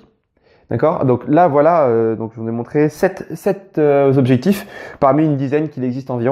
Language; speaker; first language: French; native; French